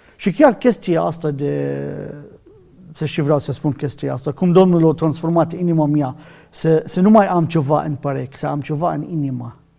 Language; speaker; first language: Romanian; non-native, learner; Arabic